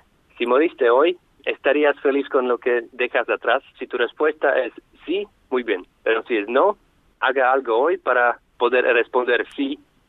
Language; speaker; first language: Spanish; non-native, fluent; Slovak